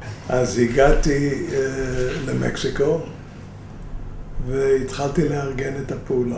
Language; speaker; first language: Hebrew; non-native, fluent; Spanish